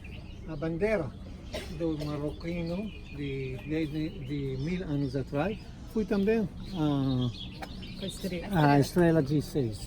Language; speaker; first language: Portuguese; non-native, fluent; Hebrew